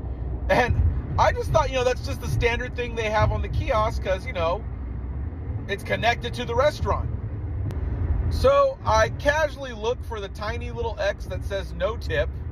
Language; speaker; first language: English; native; English